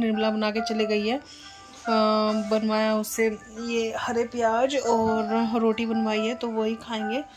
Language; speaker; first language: Hindi; native; Hindi